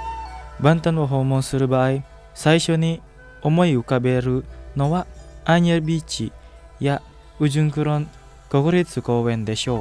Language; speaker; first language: Japanese; non-native, fluent; Indonesian